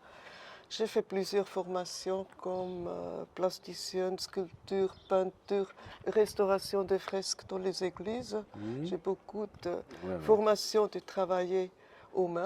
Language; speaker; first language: French; non-native, fluent; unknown